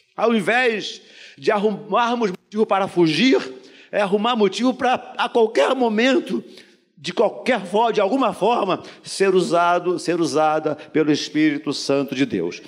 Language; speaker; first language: Portuguese; native; Portuguese